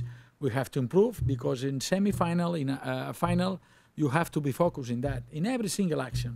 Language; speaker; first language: English; non-native, learner; Catalan